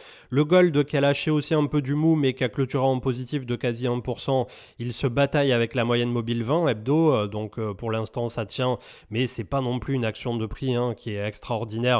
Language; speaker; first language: French; native; French